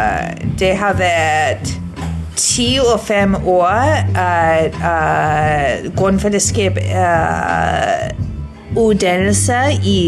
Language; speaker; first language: Danish; non-native, learner; English